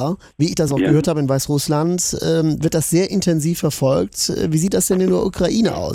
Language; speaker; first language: German; native; German